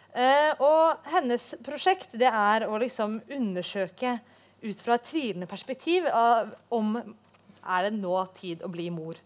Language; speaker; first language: Norwegian; native; Norwegian